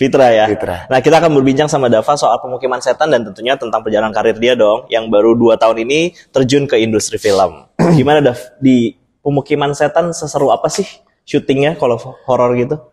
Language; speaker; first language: Indonesian; native; Indonesian